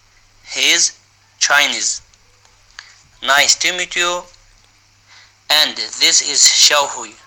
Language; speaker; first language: English; non-native, learner; Uyghur